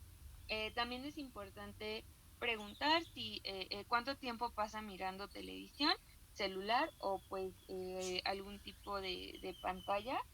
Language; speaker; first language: Spanish; native; Spanish